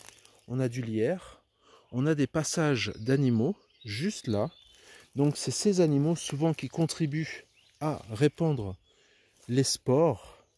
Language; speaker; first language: French; native; French